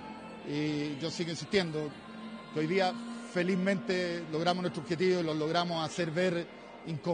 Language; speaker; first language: Spanish; native; Spanish